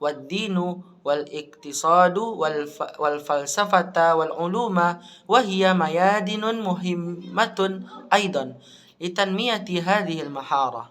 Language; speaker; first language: Arabic; non-native, learner; Indonesian